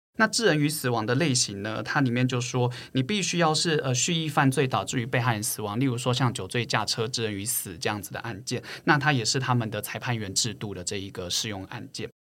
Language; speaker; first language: Chinese; native; Chinese